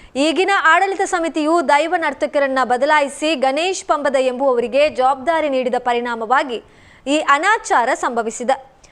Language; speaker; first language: Kannada; native; Kannada